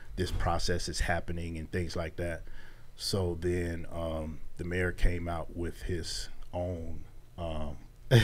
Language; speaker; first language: English; native; English